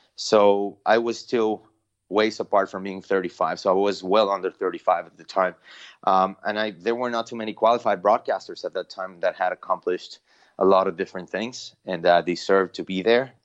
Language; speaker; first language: English; non-native, fluent; Spanish